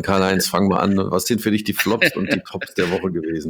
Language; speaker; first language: German; native; German